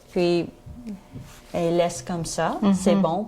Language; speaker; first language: French; non-native, learner; English